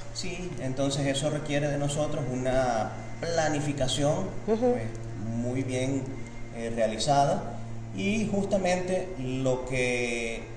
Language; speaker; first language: Spanish; native; Spanish